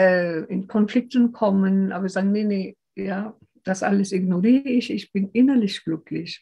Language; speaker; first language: German; non-native, fluent; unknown